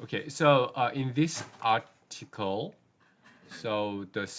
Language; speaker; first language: English; non-native, learner; Korean